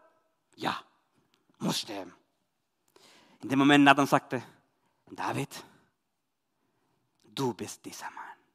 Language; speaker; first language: German; non-native, learner; Spanish